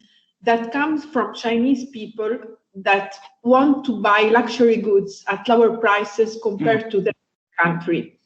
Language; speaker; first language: English; non-native, fluent; Italian